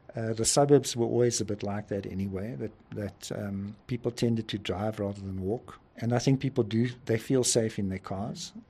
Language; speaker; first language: English; native; English